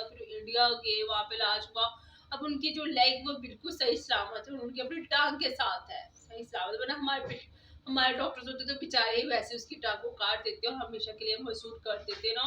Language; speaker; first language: Urdu; non-native, local second language; Punjabi